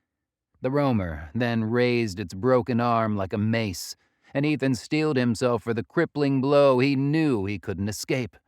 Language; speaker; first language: English; native; English